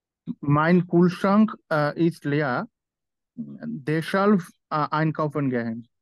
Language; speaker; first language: German; non-native, learner; Bangla